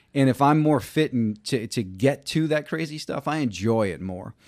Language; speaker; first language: English; native; English